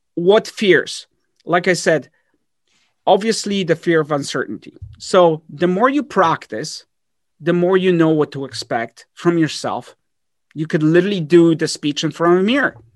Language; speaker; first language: English; early bilingual, other home language; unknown